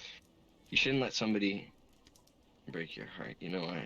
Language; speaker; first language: English; native; English